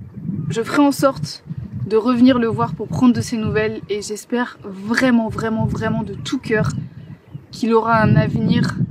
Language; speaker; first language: French; native; French